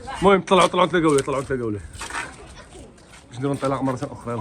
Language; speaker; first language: Arabic; native; Arabic